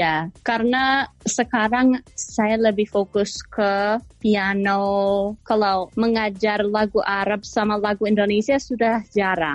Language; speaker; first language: Indonesian; non-native, fluent; English